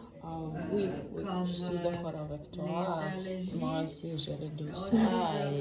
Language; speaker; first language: French; non-native, learner; Vietnamese